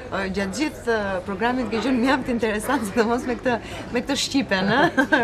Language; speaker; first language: Albanian; native; Albanian